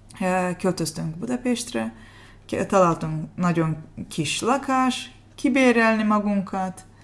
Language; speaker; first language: Hungarian; non-native, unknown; Azerbaijani